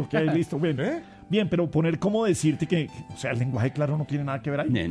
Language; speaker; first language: Spanish; native; Spanish